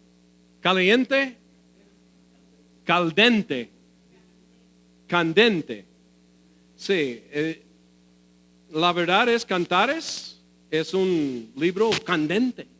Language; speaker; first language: Spanish; non-native, fluent; English